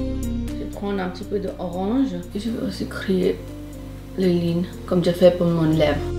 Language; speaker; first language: French; non-native, fluent; Hindi